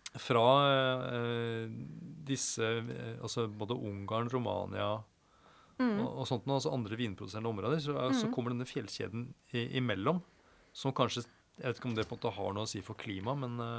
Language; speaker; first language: Norwegian; native; Norwegian